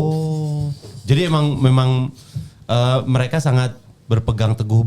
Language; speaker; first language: Indonesian; native; Indonesian